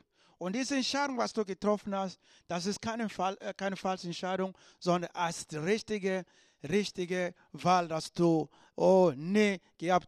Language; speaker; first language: German; non-native, learner; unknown